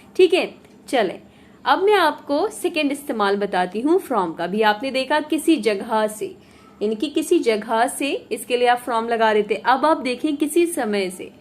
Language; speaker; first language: Hindi; native; Hindi